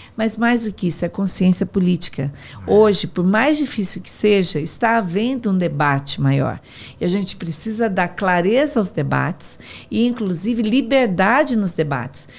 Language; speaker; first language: Portuguese; native; Portuguese